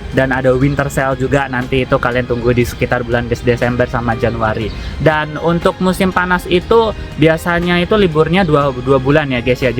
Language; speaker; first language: Indonesian; native; Indonesian